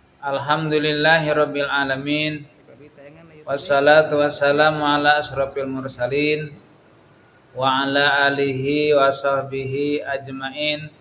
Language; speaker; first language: Indonesian; non-native, local second language; Sundanese